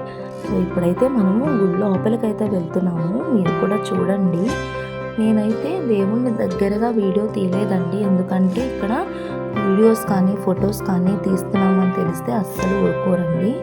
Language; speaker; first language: Telugu; native; Telugu